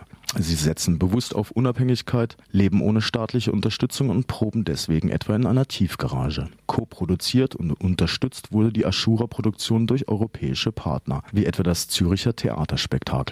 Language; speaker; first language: German; native; German